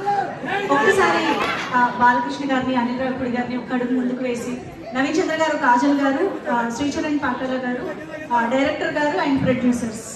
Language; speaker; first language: Telugu; native; Telugu